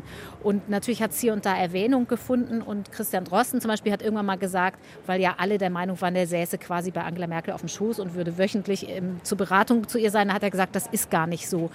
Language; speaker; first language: German; native; German